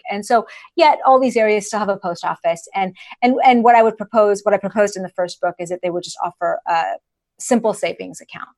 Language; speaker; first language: English; early bilingual, other home language; Persian